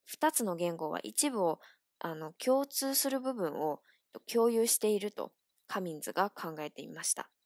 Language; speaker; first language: Japanese; non-native, fluent; Chinese